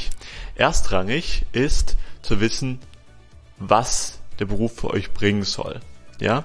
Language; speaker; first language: German; native; German